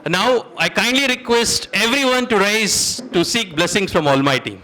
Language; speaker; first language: English; non-native, local second language; Kannada